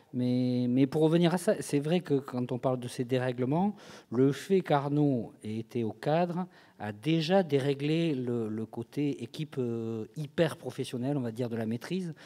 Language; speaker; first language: French; native; French